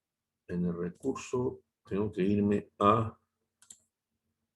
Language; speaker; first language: Spanish; native; Spanish